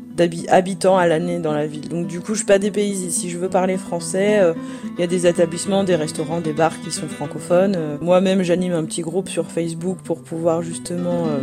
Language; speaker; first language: French; native; French